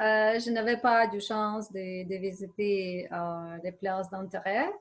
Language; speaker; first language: French; non-native, learner; Ukrainian